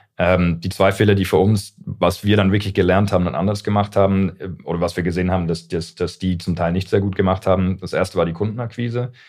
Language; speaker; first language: German; early bilingual, heritage; English